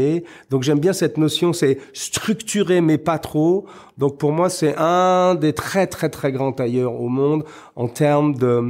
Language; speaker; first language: French; native; French